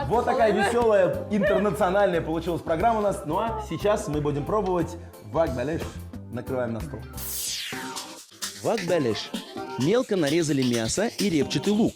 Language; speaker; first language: Russian; native; Russian